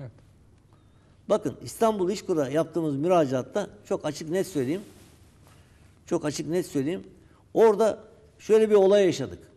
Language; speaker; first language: Turkish; native; Turkish